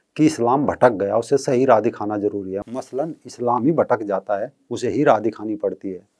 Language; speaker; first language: Hindi; native; Hindi